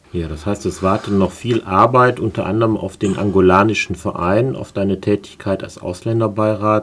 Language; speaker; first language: German; native; German